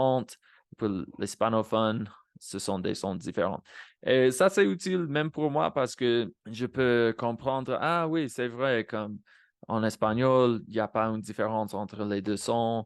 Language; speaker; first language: French; non-native, fluent; Spanish